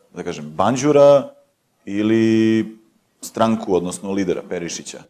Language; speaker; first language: Serbian; native; Serbian